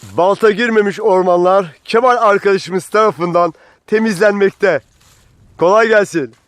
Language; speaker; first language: Turkish; native; Turkish